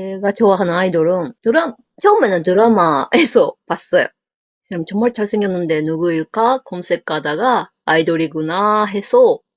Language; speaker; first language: Korean; non-native, learner; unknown